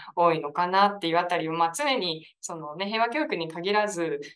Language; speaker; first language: Japanese; native; Japanese